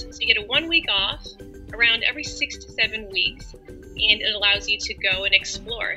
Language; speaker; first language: English; native; English